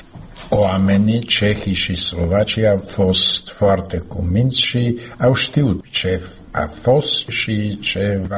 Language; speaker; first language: Romanian; non-native, learner; Slovak